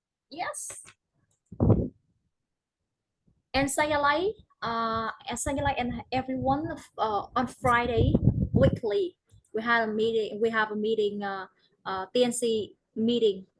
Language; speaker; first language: English; non-native, learner; Vietnamese